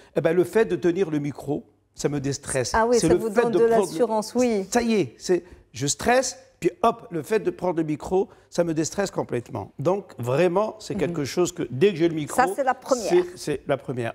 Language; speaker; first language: French; non-native, local second language; Arabic